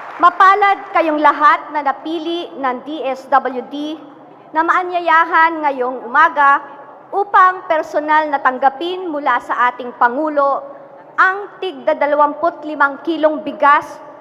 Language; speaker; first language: Filipino; native; Filipino